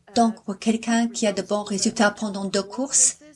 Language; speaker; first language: French; non-native, fluent; Cantonese